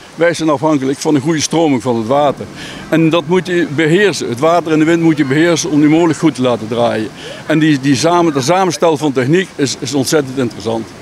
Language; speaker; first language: Dutch; native; Dutch